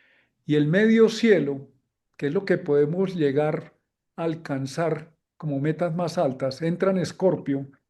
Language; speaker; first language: Spanish; native; Spanish